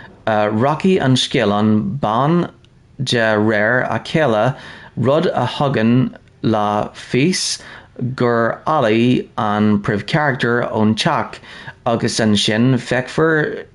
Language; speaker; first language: Irish; non-native, learner; English